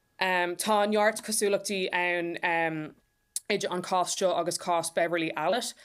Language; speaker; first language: Irish; non-native, local second language; English